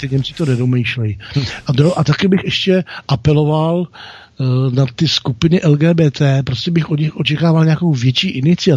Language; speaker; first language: Czech; native; Czech